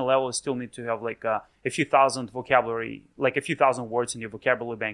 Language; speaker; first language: English; non-native, fluent; Russian